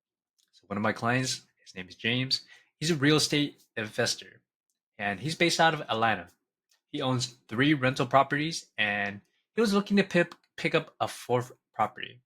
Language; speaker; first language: English; native; English